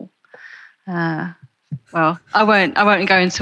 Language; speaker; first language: English; native; English